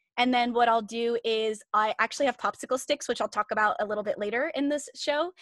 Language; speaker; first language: English; native; English